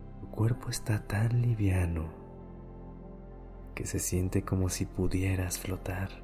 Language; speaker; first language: Spanish; native; Spanish